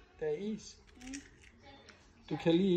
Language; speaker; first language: Danish; non-native, learner; Serbian